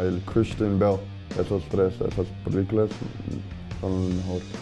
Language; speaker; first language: Spanish; early bilingual, heritage; Spanish